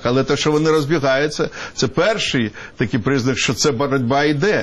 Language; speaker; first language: Ukrainian; non-native, local second language; Russian